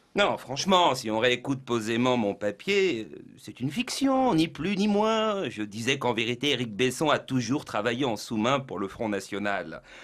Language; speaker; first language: French; native; French